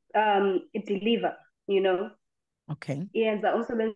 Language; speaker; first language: English; non-native, local second language; Xhosa